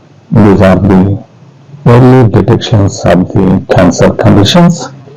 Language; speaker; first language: English; non-native, local second language; Telugu